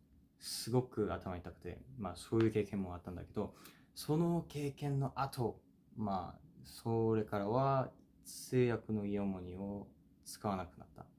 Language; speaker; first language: Japanese; non-native, fluent; Korean